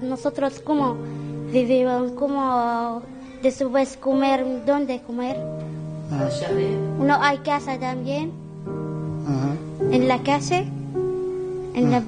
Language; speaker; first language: Spanish; non-native, learner; Arabic